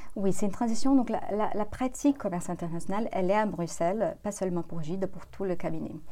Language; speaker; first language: French; non-native, fluent; Portuguese